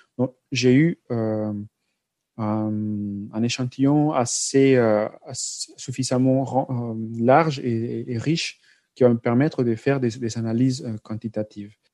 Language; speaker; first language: French; non-native, fluent; Spanish